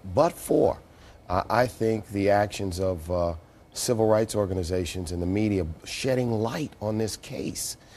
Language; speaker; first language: English; native; English